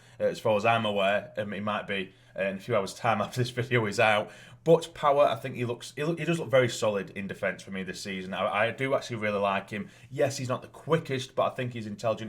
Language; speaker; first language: English; native; English